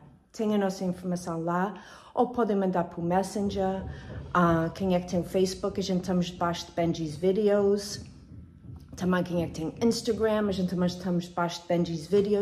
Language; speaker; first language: Portuguese; early bilingual, heritage; Portuguese